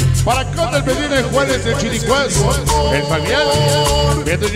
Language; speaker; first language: Spanish; native; Spanish